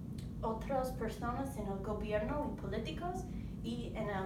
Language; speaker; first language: Spanish; non-native, learner; English